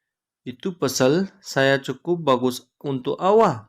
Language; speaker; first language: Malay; non-native, learner; Urdu